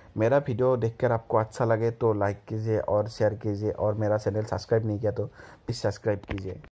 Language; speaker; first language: Hindi; non-native, local second language; Assamese